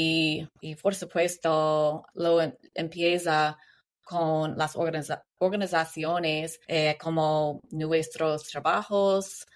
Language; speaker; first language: Spanish; non-native, learner; English